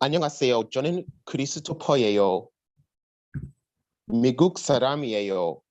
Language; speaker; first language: Korean; non-native, learner; English